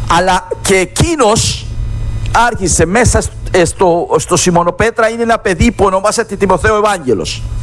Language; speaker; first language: Greek; non-native, fluent; Spanish